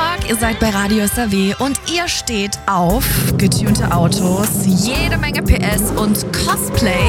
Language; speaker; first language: German; native; German